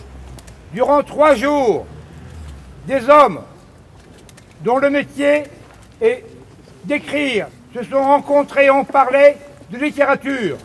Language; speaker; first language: French; native; French